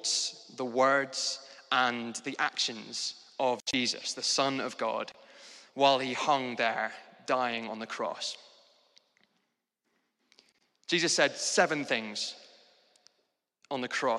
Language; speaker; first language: English; native; English